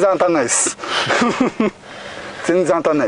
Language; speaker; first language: Japanese; native; Japanese